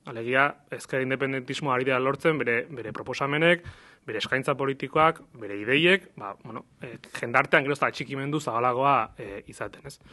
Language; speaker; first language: Basque; native; Basque